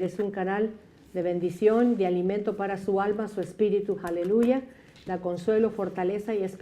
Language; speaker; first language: Spanish; native; Spanish